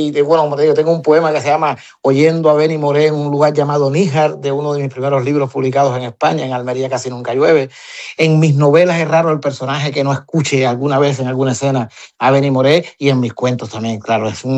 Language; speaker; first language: Spanish; native; Spanish